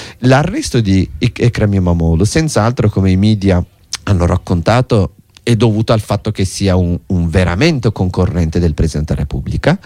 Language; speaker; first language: Italian; non-native, fluent; Turkish